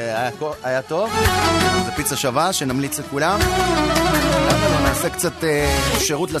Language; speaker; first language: Hebrew; native; Hebrew